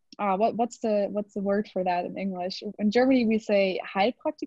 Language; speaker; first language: English; non-native, fluent; German